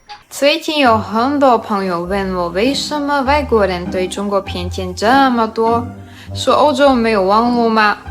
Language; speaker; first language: Chinese; non-native, fluent; Slovak